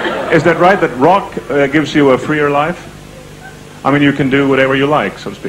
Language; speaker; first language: English; non-native, fluent; Swedish